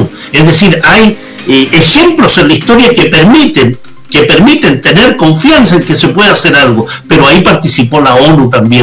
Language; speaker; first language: Spanish; native; Spanish